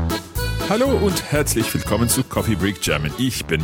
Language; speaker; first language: German; non-native, fluent; English